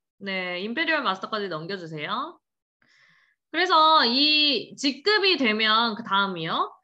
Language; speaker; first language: Korean; native; Korean